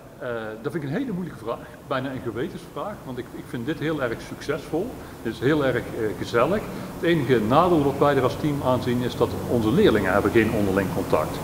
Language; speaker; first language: Dutch; native; Dutch